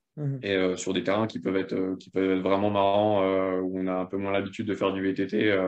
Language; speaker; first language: French; native; French